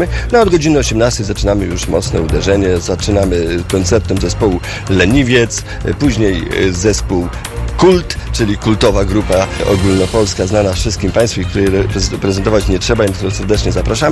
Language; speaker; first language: Polish; native; Polish